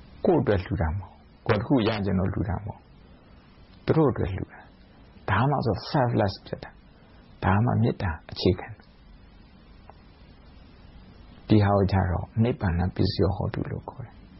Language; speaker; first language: Burmese; non-native, local second language; Shan